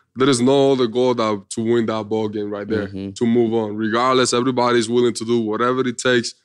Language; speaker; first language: English; early bilingual, other home language; Spanish